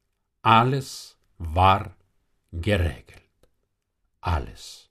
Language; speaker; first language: German; non-native, fluent; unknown